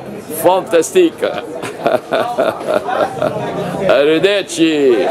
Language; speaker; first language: French; native; French